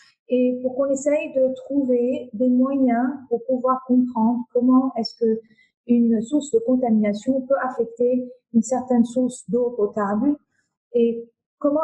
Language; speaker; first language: French; non-native, local second language; Arabic